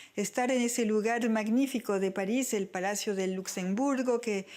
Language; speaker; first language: Spanish; non-native, fluent; French